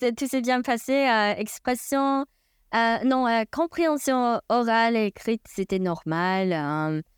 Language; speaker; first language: French; non-native, fluent; Chinese